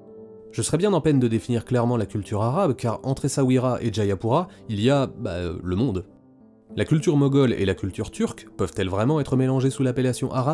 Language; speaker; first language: French; native; French